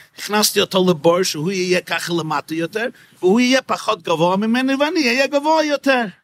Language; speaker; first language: Hebrew; non-native, fluent; English